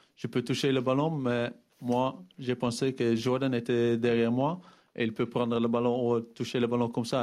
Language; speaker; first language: French; non-native, fluent; Dutch